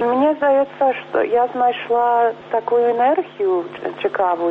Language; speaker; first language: Belarusian; early bilingual, heritage; Belarusian